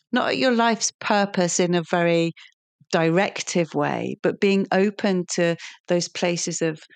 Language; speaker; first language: English; native; English